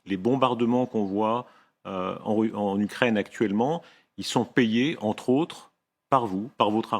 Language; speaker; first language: French; native; French